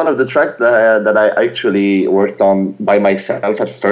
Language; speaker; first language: English; non-native, fluent; French